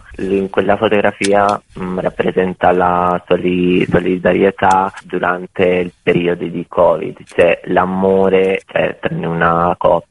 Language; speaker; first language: Italian; non-native, fluent; Bosnian